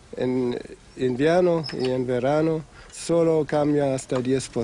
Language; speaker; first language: Spanish; non-native, fluent; German